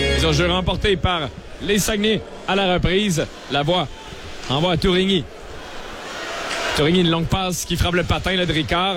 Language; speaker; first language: French; native; French